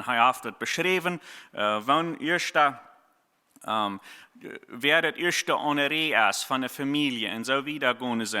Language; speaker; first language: German; non-native, learner; Plautdietsch